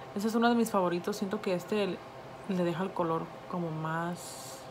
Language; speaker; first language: Spanish; early bilingual, other home language; English